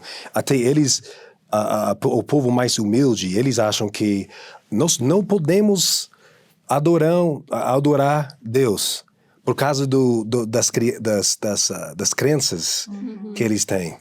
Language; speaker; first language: Portuguese; non-native, fluent; English